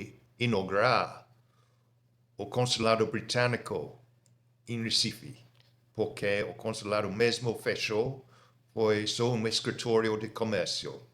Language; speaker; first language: Portuguese; non-native, fluent; English